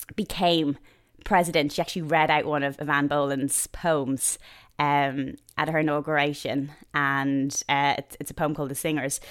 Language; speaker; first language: English; native; English